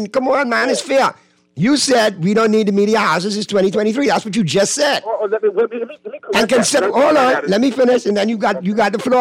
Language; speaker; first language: English; native; English